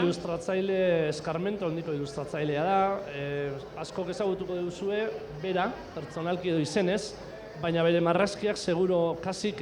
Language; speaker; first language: Basque; native; Basque